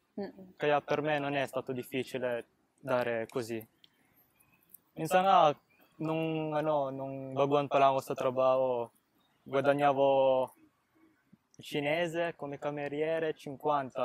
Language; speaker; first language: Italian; early bilingual, other home language; Filipino